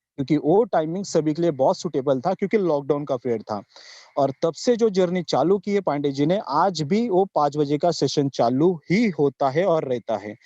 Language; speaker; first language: Hindi; non-native, local second language; Marathi